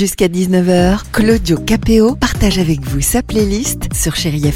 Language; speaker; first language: French; native; French